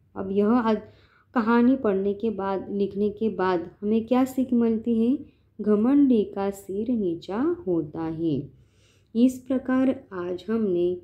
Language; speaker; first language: Hindi; non-native, local second language; Marathi